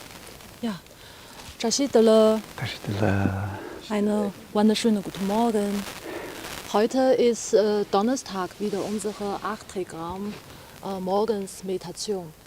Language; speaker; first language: German; non-native, fluent; Chinese